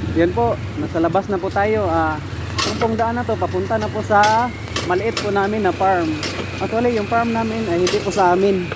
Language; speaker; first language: Filipino; non-native, local second language; Cebuano